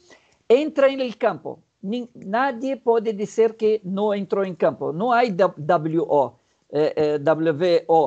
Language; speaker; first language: Spanish; non-native, fluent; Portuguese